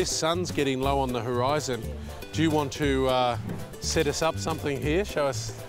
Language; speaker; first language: English; native; English